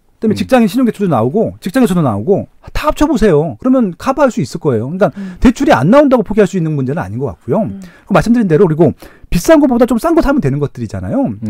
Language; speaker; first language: Korean; native; Korean